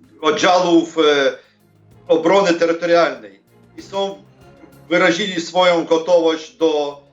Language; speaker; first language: Polish; non-native, fluent; Ukrainian